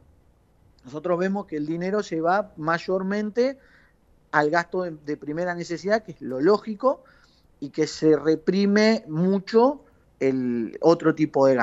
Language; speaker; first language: Spanish; native; Spanish